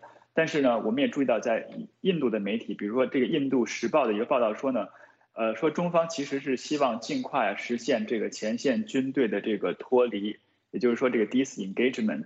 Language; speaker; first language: Chinese; native; Chinese